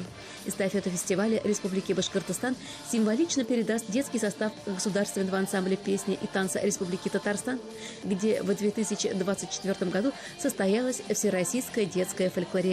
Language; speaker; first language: Russian; native; Russian